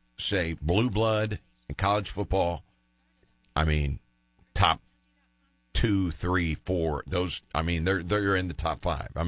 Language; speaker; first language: English; native; English